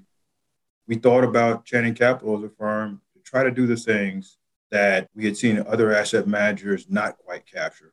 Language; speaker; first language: English; native; English